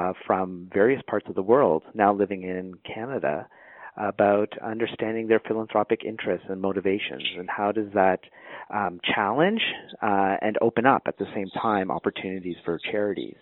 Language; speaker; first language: English; native; English